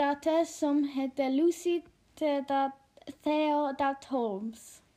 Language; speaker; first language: Swedish; non-native, learner; Icelandic